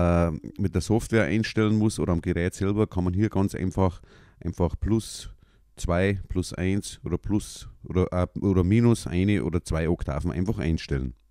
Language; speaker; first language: German; native; German